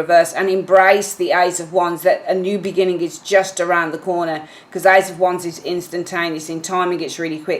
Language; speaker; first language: English; native; English